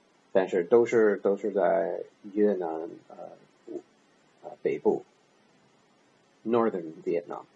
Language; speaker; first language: Chinese; non-native, learner; English